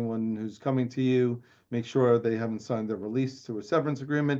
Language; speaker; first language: English; native; English